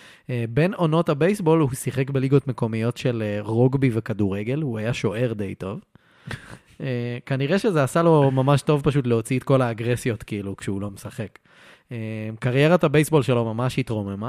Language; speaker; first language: Hebrew; native; Hebrew